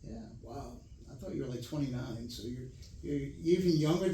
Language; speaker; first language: English; native; English